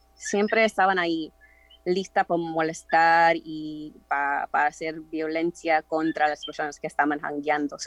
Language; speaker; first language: Spanish; early bilingual, heritage; Spanish